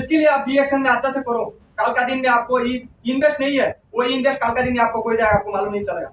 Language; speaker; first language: Hindi; non-native, learner; Bangla